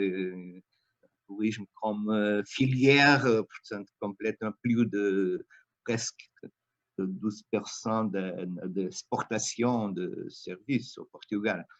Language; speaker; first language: French; non-native, fluent; Portuguese